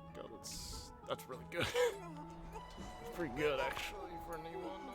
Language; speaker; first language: English; native; English